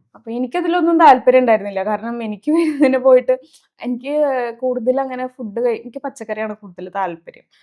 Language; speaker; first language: Malayalam; early bilingual, heritage; Malayalam